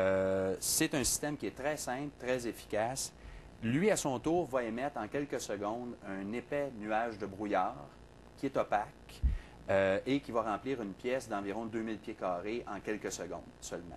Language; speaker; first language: French; native; French